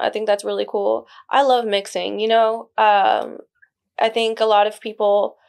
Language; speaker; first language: English; early bilingual, other home language; Spanish